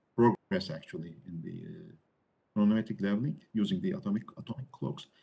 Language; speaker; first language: English; non-native, fluent; Turkish